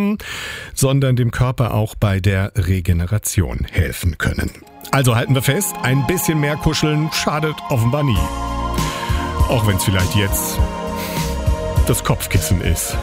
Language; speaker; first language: German; native; German